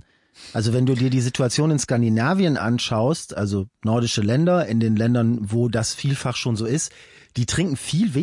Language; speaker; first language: German; native; German